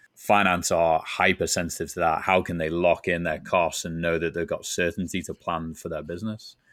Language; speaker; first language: English; native; English